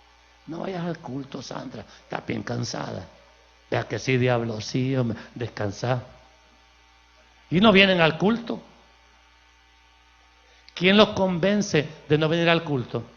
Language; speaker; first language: Spanish; native; Spanish